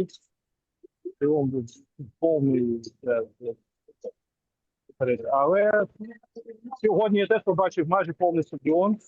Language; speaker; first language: Ukrainian; non-native, local second language; Russian